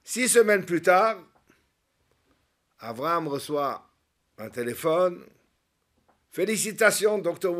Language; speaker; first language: French; native; French